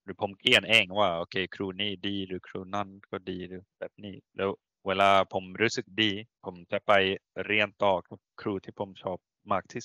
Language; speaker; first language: Thai; non-native, learner; Swedish